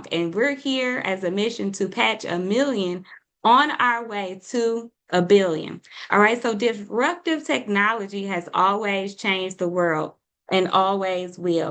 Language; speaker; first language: English; native; English